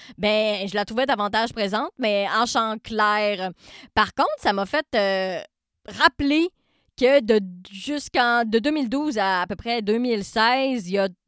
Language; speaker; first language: French; native; French